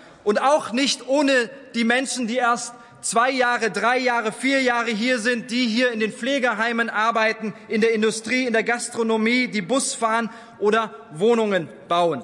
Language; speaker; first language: German; early bilingual, other home language; Turkish